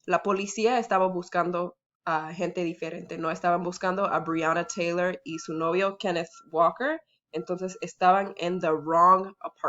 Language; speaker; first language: Spanish; early bilingual, heritage; Spanish